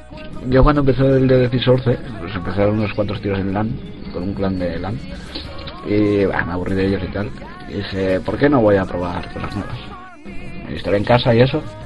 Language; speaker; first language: Spanish; native; Spanish